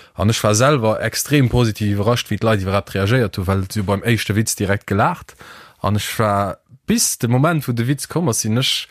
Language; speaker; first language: Luxembourgish; early bilingual, other home language; Portuguese